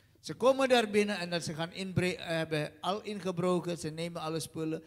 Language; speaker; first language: Dutch; non-native, learner; Indonesian